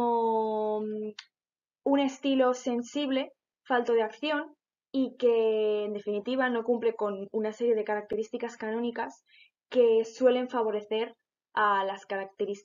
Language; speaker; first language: Spanish; native; Spanish